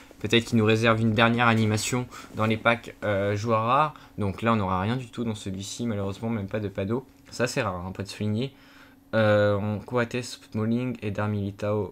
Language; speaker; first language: French; native; French